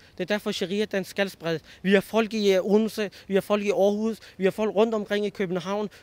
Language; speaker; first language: Danish; early bilingual, other home language; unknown